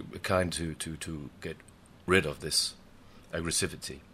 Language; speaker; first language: English; non-native, fluent; German